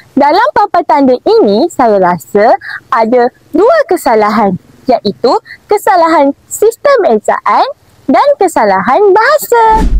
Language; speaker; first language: Malay; native; Malay